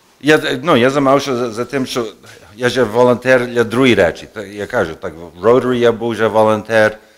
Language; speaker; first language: Ukrainian; early bilingual, heritage; Ukrainian